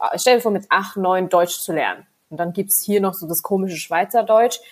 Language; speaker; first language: German; early bilingual, other home language; Vietnamese